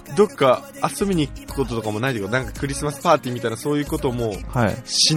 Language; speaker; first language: Japanese; native; Japanese